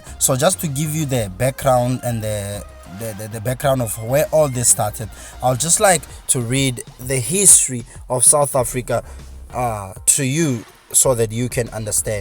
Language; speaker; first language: English; non-native, local second language; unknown